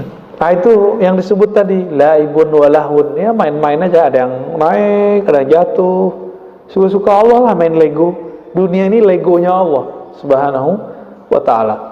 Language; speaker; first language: Indonesian; native; Indonesian